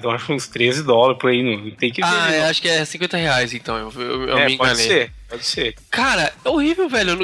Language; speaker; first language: Portuguese; native; Portuguese